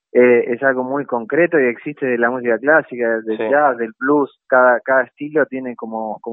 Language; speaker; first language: Spanish; native; Spanish